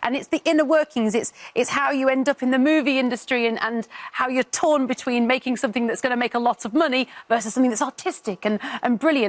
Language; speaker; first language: English; native; English